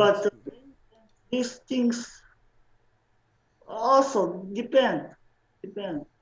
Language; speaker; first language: English; non-native, learner; Slovenian